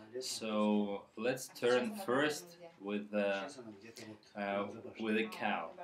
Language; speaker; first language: English; non-native, fluent; Russian